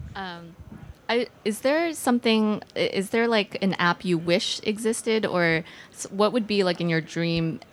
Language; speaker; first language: English; non-native, fluent; Chinese